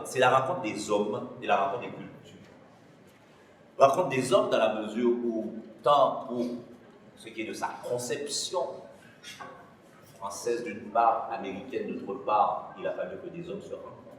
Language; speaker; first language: French; native; French